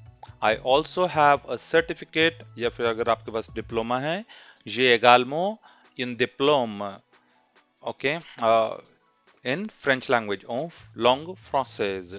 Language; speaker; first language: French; non-native, fluent; Hindi